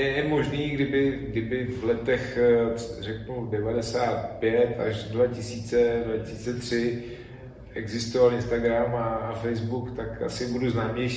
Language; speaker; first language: Czech; native; Czech